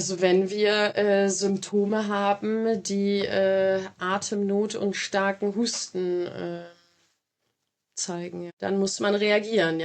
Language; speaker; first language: German; native; German